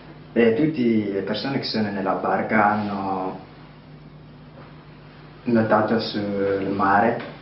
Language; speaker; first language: Italian; non-native, learner; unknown